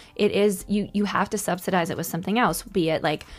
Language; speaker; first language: English; native; English